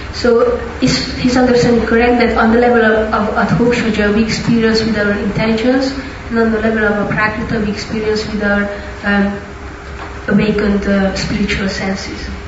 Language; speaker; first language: English; non-native, fluent; Hungarian